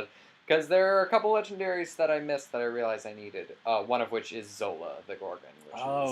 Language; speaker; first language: English; native; English